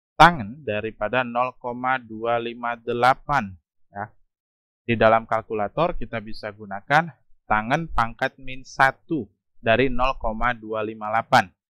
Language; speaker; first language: Indonesian; native; Indonesian